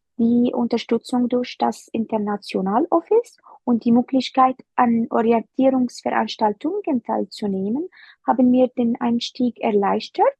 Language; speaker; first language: German; non-native, fluent; Arabic